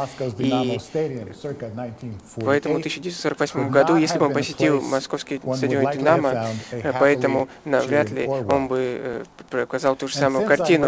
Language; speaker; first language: Russian; native; Russian